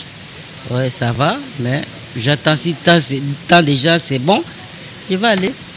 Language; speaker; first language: French; non-native, learner; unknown